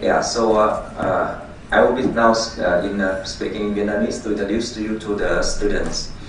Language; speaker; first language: English; non-native, fluent; Vietnamese